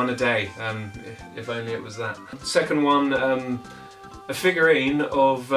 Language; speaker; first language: English; native; English